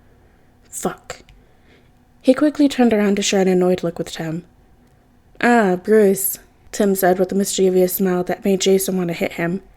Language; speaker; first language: English; native; English